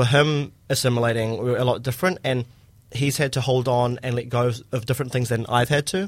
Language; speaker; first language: English; native; English